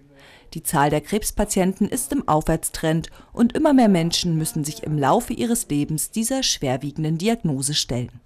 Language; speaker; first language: German; native; German